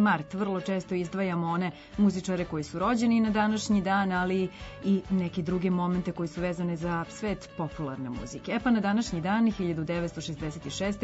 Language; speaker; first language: Serbian; native; Serbian